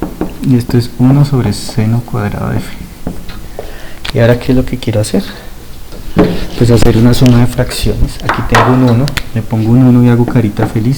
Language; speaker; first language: Spanish; native; Spanish